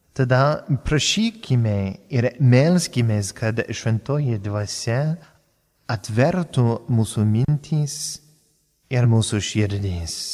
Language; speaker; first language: Lithuanian; non-native, fluent; English